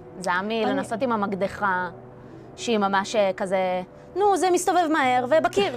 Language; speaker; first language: Hebrew; early bilingual, other home language; Russian